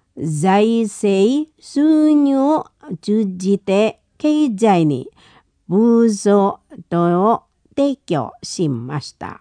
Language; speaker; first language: Japanese; non-native, fluent; Indonesian